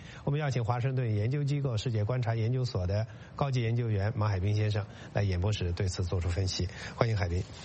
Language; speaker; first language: Chinese; native; Chinese